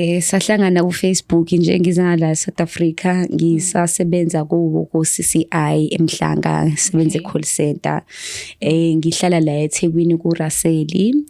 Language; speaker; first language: Zulu; non-native, fluent; Swahili